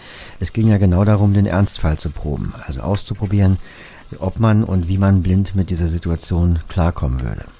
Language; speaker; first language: German; native; German